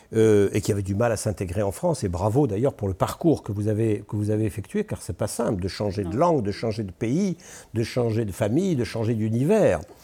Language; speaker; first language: French; native; French